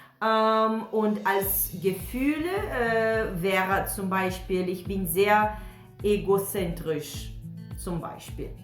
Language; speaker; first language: German; non-native, learner; Portuguese